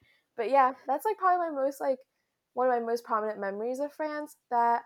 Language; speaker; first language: English; early bilingual, other home language; French